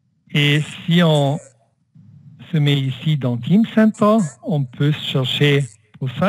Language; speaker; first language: French; non-native, fluent; German